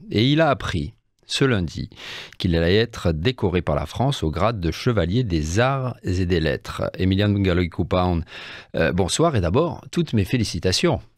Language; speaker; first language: French; native; French